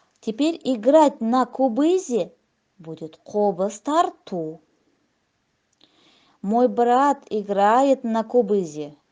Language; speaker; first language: Russian; non-native, local second language; Kazakh